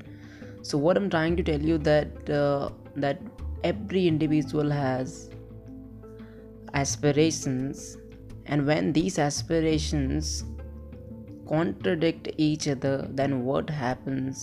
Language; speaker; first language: English; non-native, local second language; Hindi